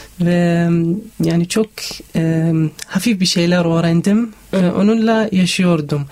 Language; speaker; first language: Turkish; non-native, learner; Arabic